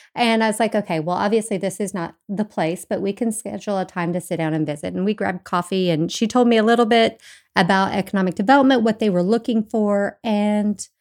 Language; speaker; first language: English; native; English